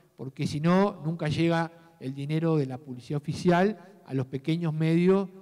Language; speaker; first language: Spanish; native; Spanish